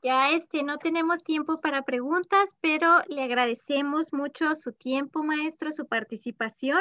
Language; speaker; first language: Spanish; native; Spanish